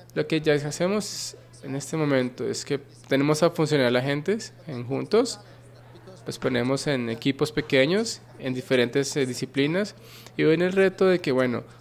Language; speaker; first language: Spanish; non-native, fluent; Finnish